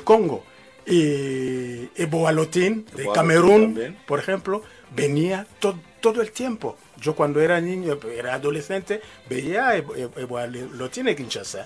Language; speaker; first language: Spanish; non-native, fluent; Lingala